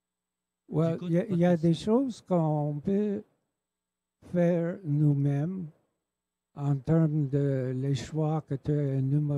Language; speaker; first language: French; non-native, local second language; English